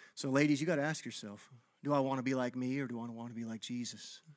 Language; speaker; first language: English; native; English